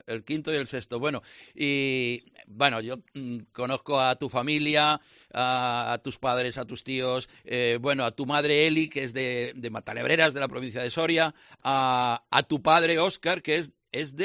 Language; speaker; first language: Spanish; native; Spanish